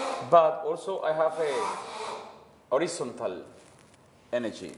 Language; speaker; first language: English; non-native, learner; Spanish